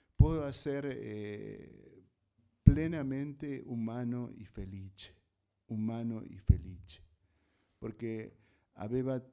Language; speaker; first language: Italian; non-native, fluent; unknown